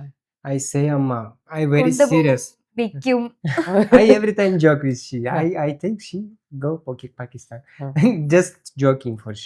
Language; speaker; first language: English; non-native, learner; Russian